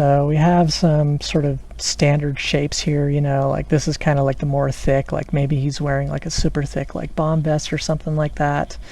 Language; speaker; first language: English; native; English